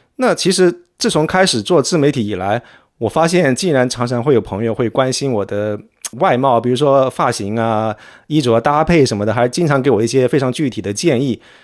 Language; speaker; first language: Chinese; native; Chinese